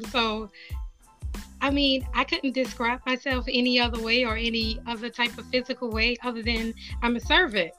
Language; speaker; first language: English; native; English